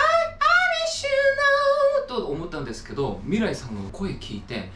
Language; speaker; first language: Japanese; non-native, fluent; Korean